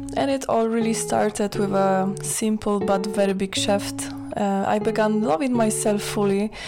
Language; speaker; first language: English; non-native, fluent; Polish